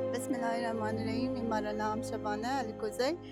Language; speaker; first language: Urdu; non-native, learner; Persian